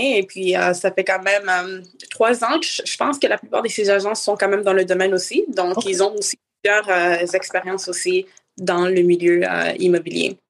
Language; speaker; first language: French; native; French